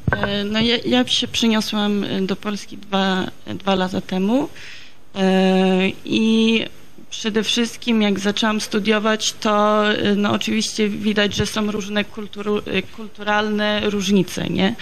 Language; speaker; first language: Polish; early bilingual, heritage; Polish